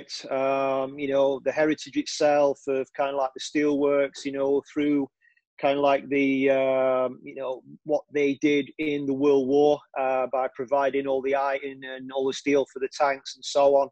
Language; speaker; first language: English; native; English